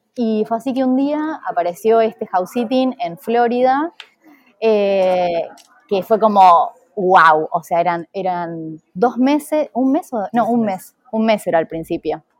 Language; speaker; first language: Spanish; native; Spanish